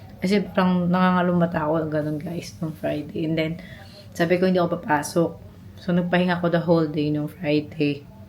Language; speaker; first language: Filipino; native; Filipino